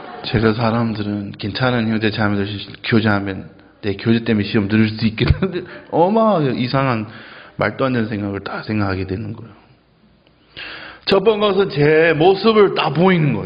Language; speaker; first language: Korean; non-native, fluent; English